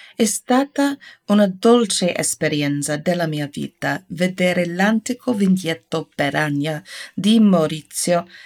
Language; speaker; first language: Italian; non-native, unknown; English